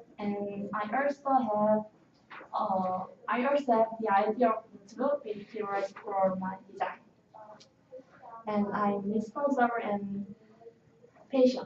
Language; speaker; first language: English; non-native, learner; Korean